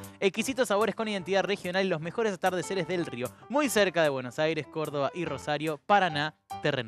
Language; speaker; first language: Spanish; native; Spanish